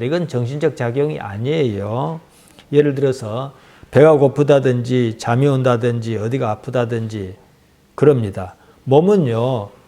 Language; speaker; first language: Korean; native; Korean